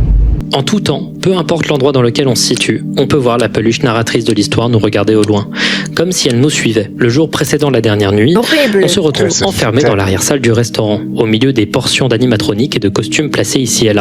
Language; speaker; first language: French; native; French